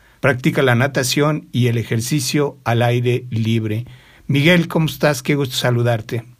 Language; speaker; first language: Spanish; native; Spanish